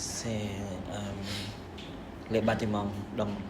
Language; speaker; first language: French; non-native, learner; Khmer